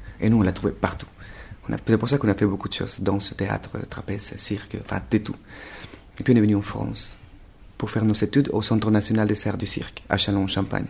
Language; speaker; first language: French; non-native, fluent; Spanish